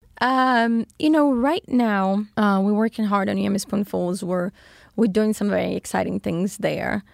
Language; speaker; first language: English; non-native, fluent; Portuguese